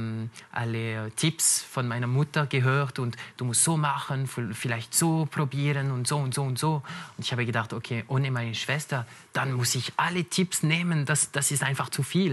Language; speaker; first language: German; non-native, local second language; French